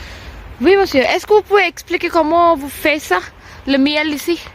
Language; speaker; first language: French; non-native, learner; Tamil